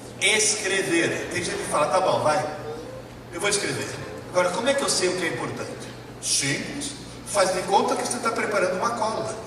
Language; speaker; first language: Portuguese; early bilingual, other home language; Italian